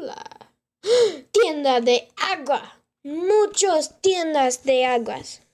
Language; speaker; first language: Spanish; non-native, learner; English